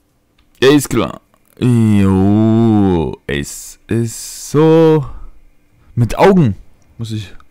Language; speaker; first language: German; non-native, fluent; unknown